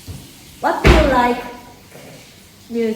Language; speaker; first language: English; non-native, learner; Korean